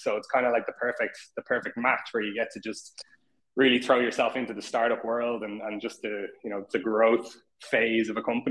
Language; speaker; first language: English; native; English